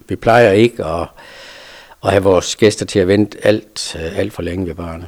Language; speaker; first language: Danish; native; Danish